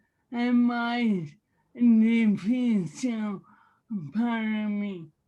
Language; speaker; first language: Portuguese; non-native, learner; English